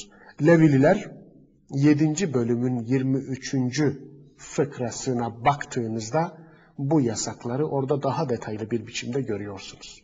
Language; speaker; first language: Turkish; native; Turkish